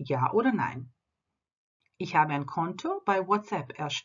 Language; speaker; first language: German; non-native, fluent; Croatian